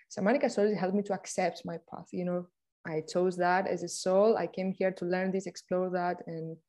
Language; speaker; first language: English; non-native, fluent; Greek